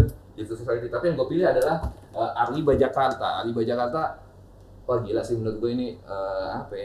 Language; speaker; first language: Indonesian; native; Indonesian